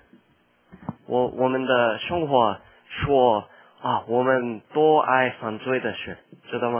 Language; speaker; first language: Chinese; non-native, learner; English